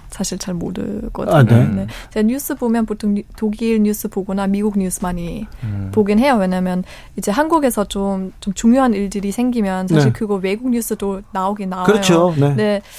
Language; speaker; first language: Korean; non-native, fluent; German